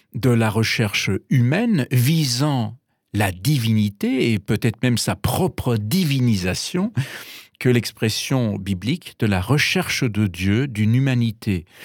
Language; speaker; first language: French; non-native, fluent; German